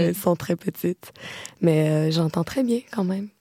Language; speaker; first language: French; native; French